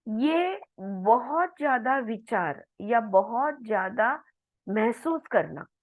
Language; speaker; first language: Hindi; non-native, local second language; Marathi